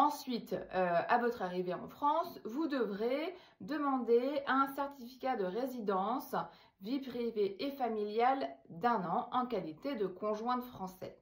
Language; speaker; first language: French; native; French